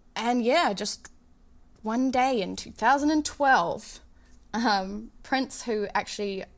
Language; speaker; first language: English; native; English